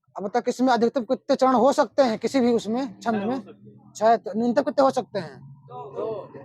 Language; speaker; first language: Hindi; native; Hindi